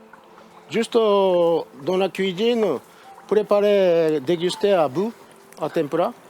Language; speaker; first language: French; non-native, learner; Japanese